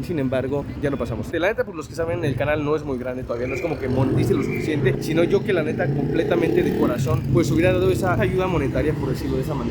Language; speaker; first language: Spanish; native; Spanish